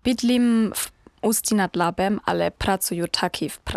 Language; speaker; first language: Czech; non-native, learner; German